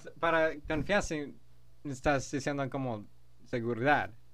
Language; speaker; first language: Spanish; non-native, learner; English